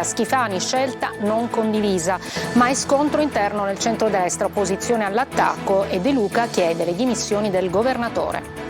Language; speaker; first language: Italian; native; Italian